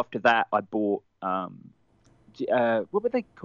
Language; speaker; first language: English; native; English